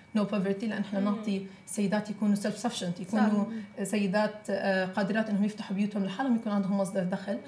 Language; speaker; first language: Arabic; native; Arabic